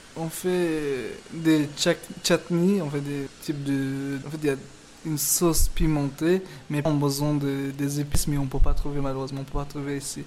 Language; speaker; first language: French; non-native, fluent; Persian